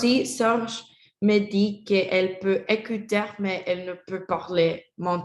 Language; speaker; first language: French; non-native, learner; Spanish